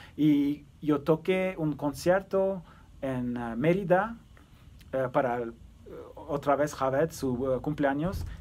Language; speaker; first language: Spanish; early bilingual, other home language; Turkish